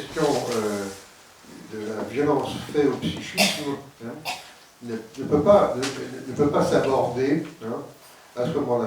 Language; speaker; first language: French; native; French